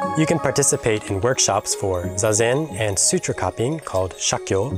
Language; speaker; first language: English; native; English